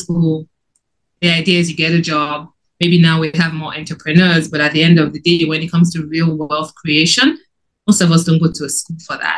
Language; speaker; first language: English; non-native, local second language; Yoruba